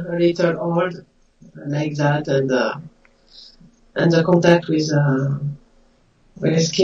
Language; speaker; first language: English; non-native, learner; French